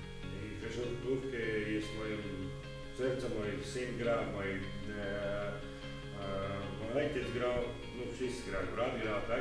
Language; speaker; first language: Polish; non-native, learner; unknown